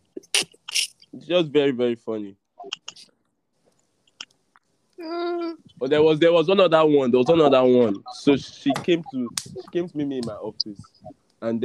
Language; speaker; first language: English; non-native, local second language; Yoruba